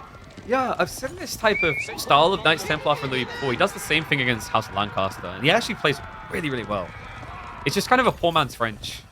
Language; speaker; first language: English; native; English